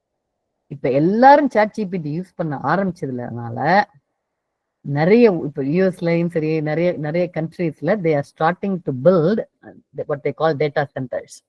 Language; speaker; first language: Tamil; native; Tamil